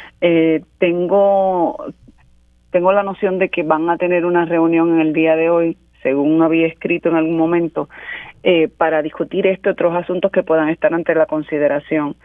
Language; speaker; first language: Spanish; native; Spanish